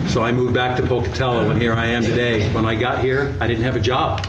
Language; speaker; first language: English; native; English